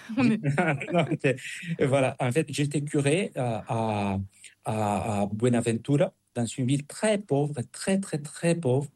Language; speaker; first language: French; non-native, fluent; Spanish